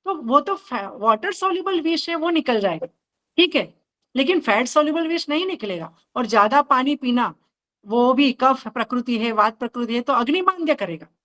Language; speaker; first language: Hindi; non-native, local second language; Marathi